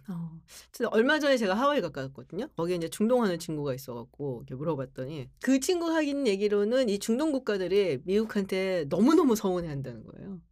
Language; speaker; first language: Korean; native; Korean